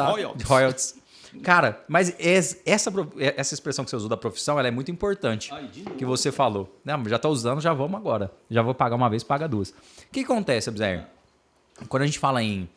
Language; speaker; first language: Portuguese; native; Portuguese